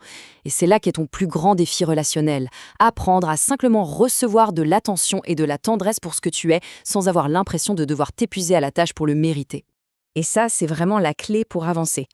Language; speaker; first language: French; native; French